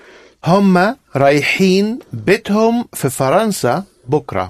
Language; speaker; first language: Arabic; non-native, learner; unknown